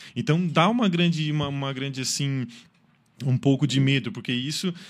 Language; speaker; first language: Portuguese; native; Portuguese